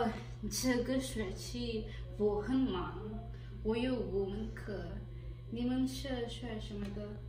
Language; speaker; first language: Chinese; non-native, learner; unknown